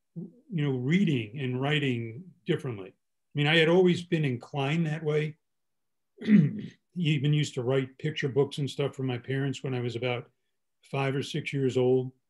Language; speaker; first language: English; native; English